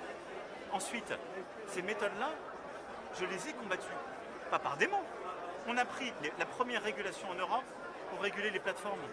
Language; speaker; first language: French; native; French